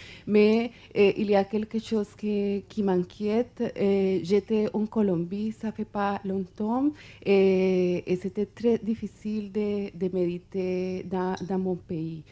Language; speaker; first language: French; non-native, fluent; Spanish